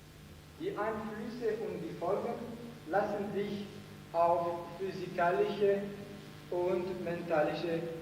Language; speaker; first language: German; non-native, fluent; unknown